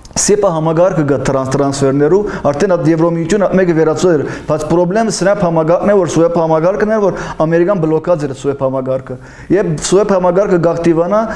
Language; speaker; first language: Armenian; early bilingual, heritage; Armenian